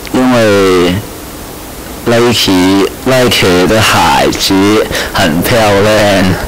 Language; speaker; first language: Chinese; non-native, local second language; Cantonese